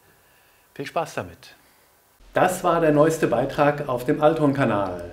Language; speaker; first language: German; native; German